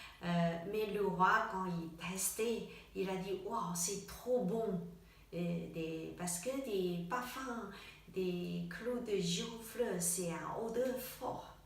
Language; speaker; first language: French; non-native, learner; Chinese